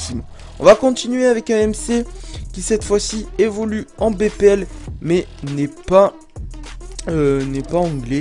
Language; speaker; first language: French; native; French